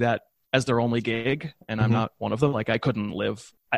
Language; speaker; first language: English; native; English